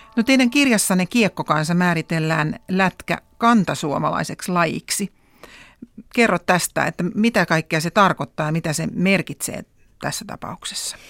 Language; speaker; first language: Finnish; native; Finnish